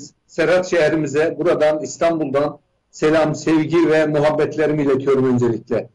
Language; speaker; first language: Turkish; native; Turkish